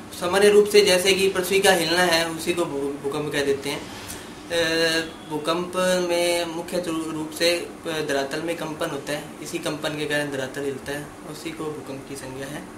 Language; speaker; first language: Hindi; native; Hindi